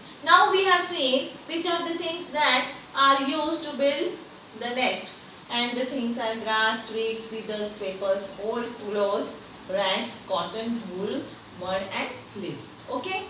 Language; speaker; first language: English; non-native, local second language; Marathi